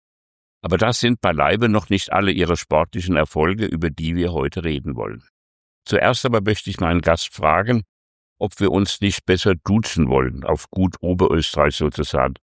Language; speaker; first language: German; native; German